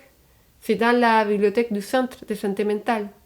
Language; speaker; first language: French; non-native, fluent; Spanish